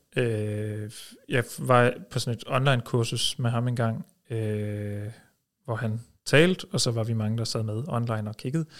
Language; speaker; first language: Danish; early bilingual, heritage; Danish